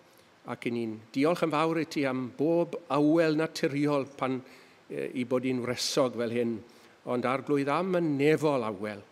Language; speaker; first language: Welsh; native; Welsh